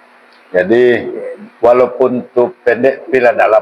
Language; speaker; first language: Indonesian; non-native, local second language; Minangkabau